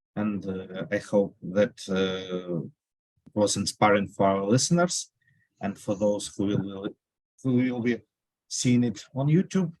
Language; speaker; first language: English; non-native, fluent; Ukrainian